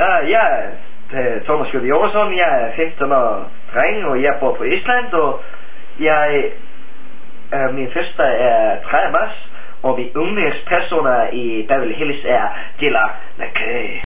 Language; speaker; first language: Danish; non-native, learner; Icelandic